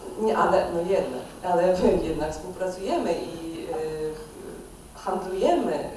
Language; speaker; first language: Polish; non-native, fluent; Russian